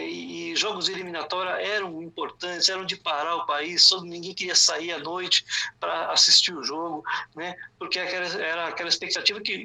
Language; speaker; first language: Portuguese; native; Portuguese